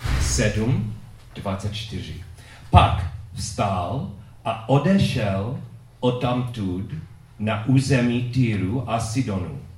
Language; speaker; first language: Czech; non-native, fluent; English